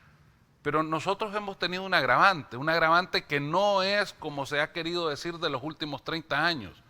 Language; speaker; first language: Spanish; native; Spanish